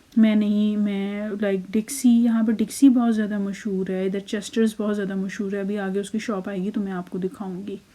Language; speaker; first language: Urdu; native; Urdu